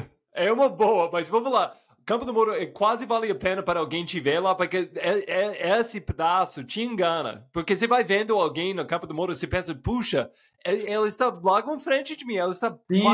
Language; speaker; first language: Portuguese; non-native, fluent; English